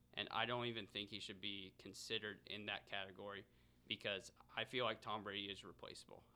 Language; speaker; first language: English; native; English